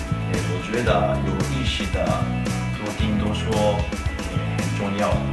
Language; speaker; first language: Chinese; non-native, fluent; Japanese